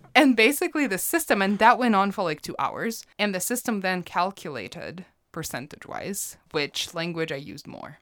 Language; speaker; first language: English; non-native, fluent; Russian